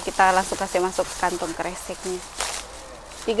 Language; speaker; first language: Indonesian; native; Indonesian